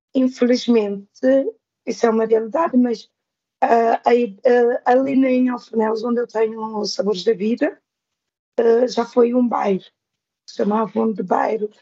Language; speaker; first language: Portuguese; non-native, local second language; Kabuverdianu